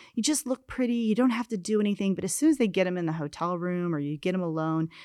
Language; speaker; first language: English; native; English